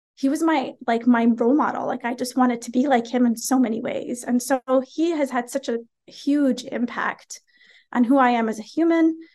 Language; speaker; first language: English; early bilingual, other home language; Arabic